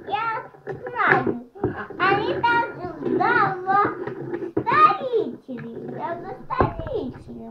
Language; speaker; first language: Russian; native; Russian